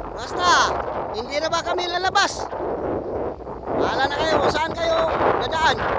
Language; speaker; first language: Filipino; non-native, local second language; Cebuano